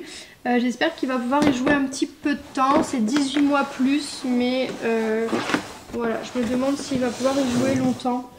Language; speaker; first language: French; native; French